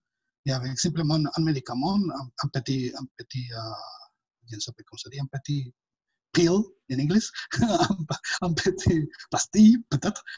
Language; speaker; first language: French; non-native, fluent; Spanish